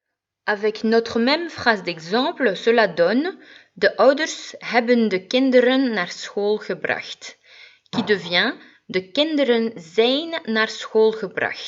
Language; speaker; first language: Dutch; non-native, fluent; French